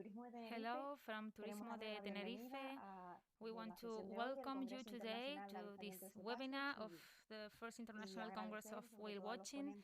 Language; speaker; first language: English; non-native, fluent; Spanish